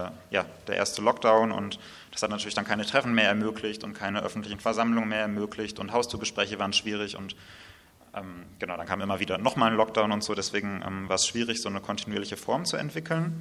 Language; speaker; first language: German; native; German